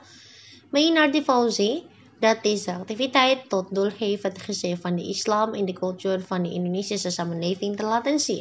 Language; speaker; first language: Dutch; non-native, fluent; Indonesian